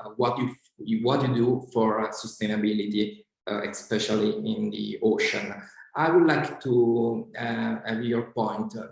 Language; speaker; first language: English; non-native, fluent; Italian